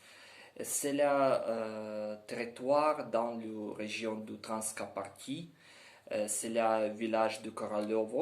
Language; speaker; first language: French; non-native, learner; Ukrainian